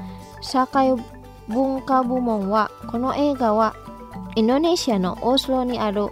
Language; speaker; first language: Japanese; non-native, fluent; Indonesian